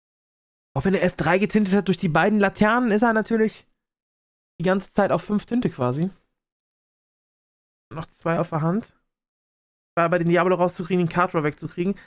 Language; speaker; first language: German; native; German